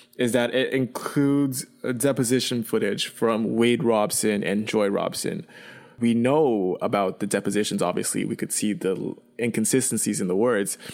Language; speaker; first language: English; early bilingual, other home language; Chinese